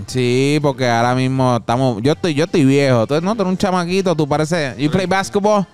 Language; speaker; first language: Spanish; early bilingual, heritage; Spanish